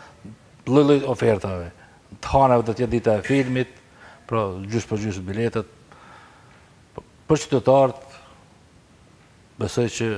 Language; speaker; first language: Albanian; native; Albanian